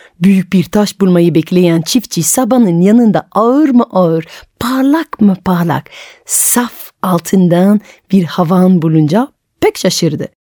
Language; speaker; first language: Turkish; non-native, fluent; French